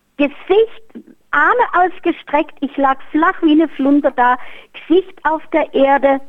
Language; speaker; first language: German; native; German